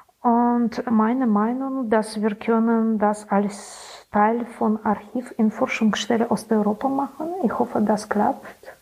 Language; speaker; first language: German; non-native, learner; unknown